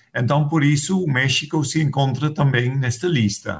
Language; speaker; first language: Portuguese; non-native, fluent; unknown